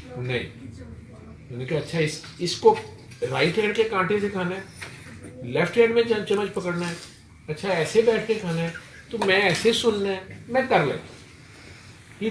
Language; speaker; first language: Urdu; non-native, local second language; Punjabi